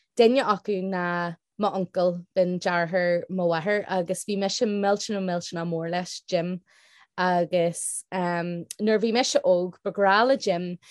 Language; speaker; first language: Irish; non-native, local second language; English